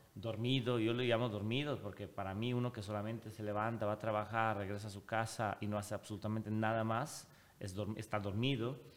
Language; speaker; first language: Spanish; non-native, fluent; Italian